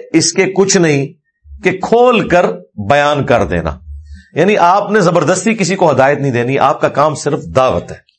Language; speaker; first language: Urdu; non-native, local second language; Punjabi